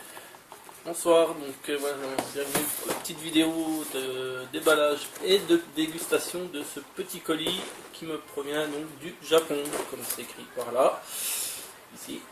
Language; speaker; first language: French; native; French